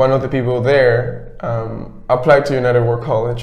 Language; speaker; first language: English; non-native, fluent; Spanish